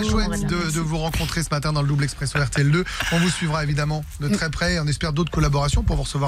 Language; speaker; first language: French; native; French